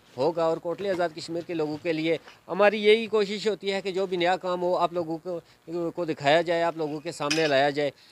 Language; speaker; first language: Urdu; non-native, local second language; Punjabi